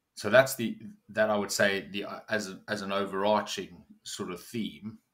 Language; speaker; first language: English; native; English